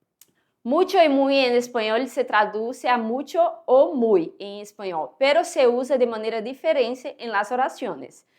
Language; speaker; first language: Spanish; non-native, fluent; Portuguese